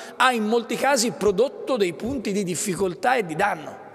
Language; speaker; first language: Italian; native; Italian